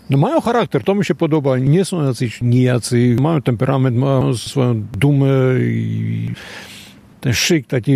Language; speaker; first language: Polish; non-native, fluent; Armenian